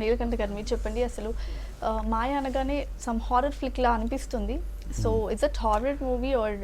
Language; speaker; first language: Telugu; native; Telugu